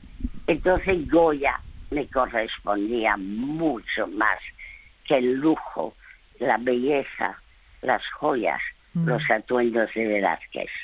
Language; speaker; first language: Spanish; early bilingual, other home language; French